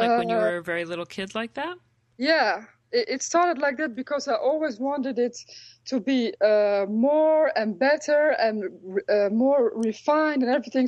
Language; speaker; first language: English; non-native, fluent; Dutch